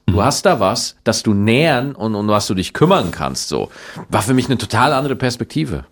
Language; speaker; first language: German; native; German